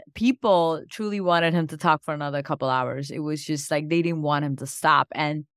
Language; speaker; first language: English; non-native, local second language; Gujarati